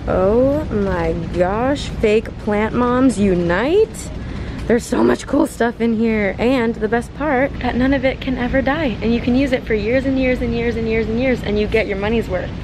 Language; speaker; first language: English; native; English